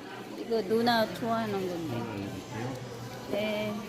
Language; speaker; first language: Korean; non-native, fluent; Filipino